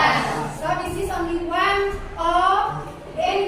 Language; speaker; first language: English; non-native, learner; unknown